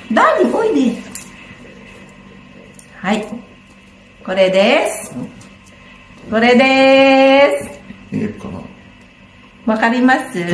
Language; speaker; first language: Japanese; non-native, learner; Filipino